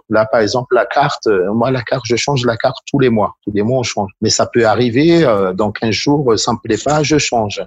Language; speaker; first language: French; non-native, local second language; Malagasy